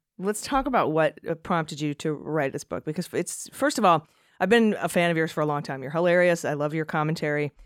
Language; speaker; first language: English; native; English